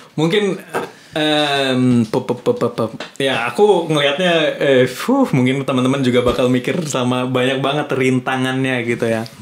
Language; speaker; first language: Indonesian; native; Indonesian